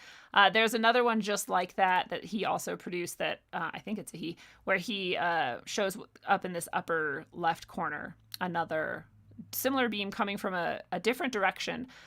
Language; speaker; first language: English; native; English